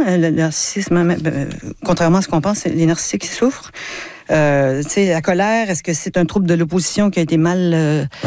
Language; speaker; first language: French; native; French